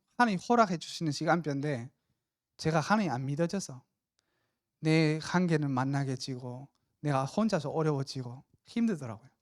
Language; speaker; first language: Korean; non-native, fluent; Spanish